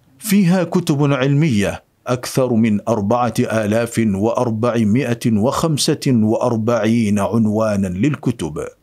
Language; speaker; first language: Arabic; non-native, fluent; Indonesian